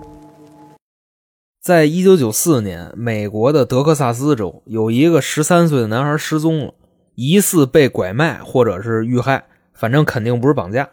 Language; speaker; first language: Chinese; native; Chinese